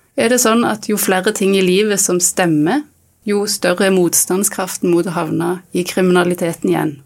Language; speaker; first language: Norwegian; native; Norwegian